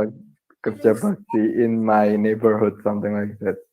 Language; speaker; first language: English; non-native, learner; Indonesian